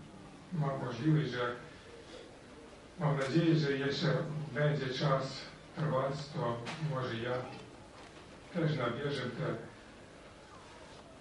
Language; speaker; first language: Polish; non-native, learner; Ukrainian